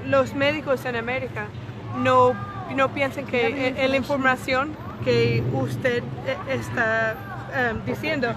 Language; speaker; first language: Spanish; non-native, learner; English